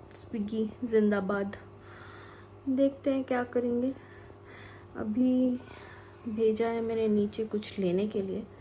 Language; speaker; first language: Hindi; non-native, local second language; Malayalam